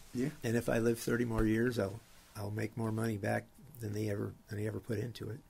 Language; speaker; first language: English; native; English